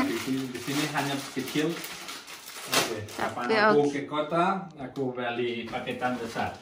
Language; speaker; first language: Indonesian; non-native, learner; Spanish